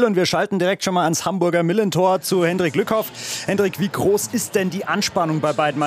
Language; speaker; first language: German; native; German